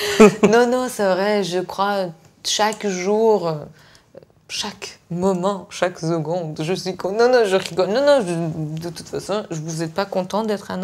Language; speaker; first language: French; non-native, fluent; Persian